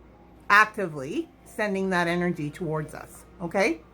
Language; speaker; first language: English; native; English